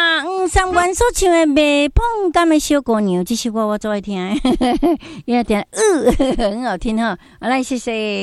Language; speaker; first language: Chinese; native; Chinese